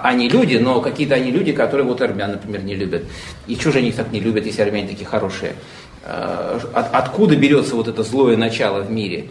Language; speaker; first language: Russian; native; Russian